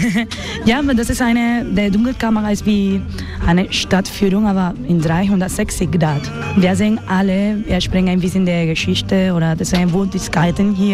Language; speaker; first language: German; non-native, learner; Spanish